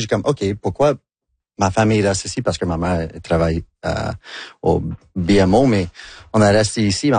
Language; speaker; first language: French; non-native, local second language; English